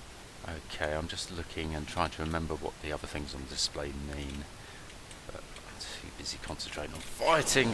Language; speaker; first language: English; native; English